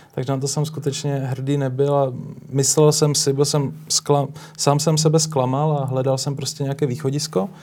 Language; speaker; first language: Czech; native; Czech